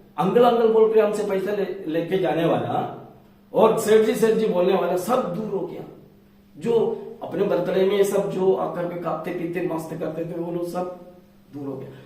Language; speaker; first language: Hindi; non-native, local second language; Malayalam